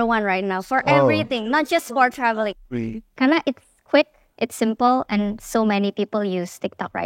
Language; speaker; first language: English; non-native, fluent; Indonesian